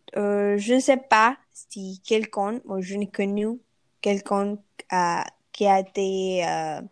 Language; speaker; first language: French; non-native, learner; Spanish